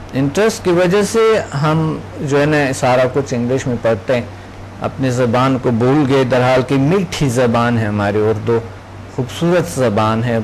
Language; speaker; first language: Urdu; non-native, local second language; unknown